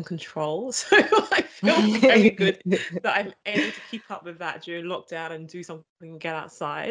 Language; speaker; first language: English; native; English